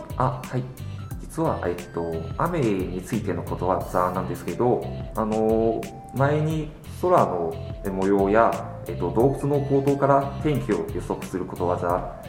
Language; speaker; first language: Japanese; non-native, fluent; Chinese